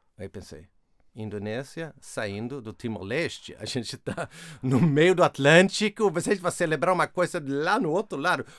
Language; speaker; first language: Portuguese; non-native, fluent; Swedish